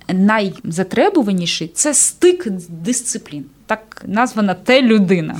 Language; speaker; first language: Ukrainian; native; Ukrainian